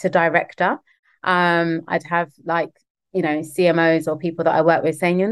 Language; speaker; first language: English; native; English